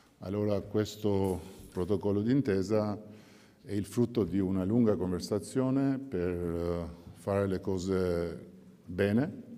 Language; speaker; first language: Italian; non-native, fluent; Albanian